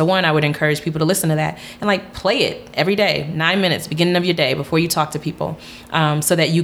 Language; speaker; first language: English; native; English